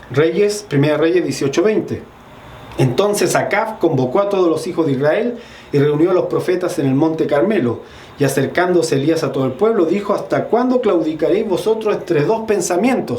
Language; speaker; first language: Spanish; native; Spanish